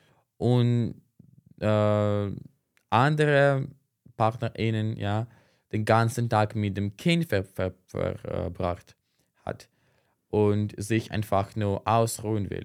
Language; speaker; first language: German; non-native, fluent; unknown